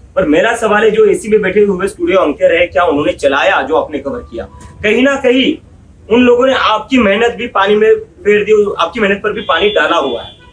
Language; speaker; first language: Hindi; non-native, local second language; Marathi